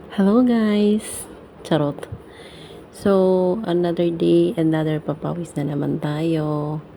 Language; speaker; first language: Filipino; non-native, local second language; Cebuano